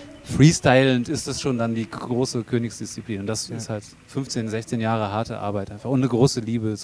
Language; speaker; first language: German; native; German